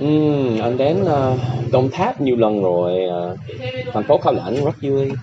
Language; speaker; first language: Vietnamese; non-native, learner; English